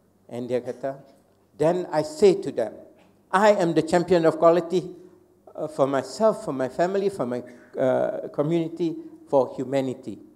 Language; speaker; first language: English; non-native, local second language; Malay